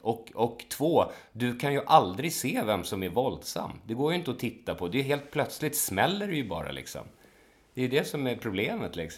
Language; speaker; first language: Swedish; native; Swedish